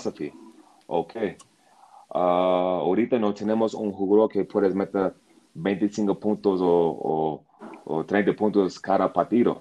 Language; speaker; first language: Spanish; non-native, learner; English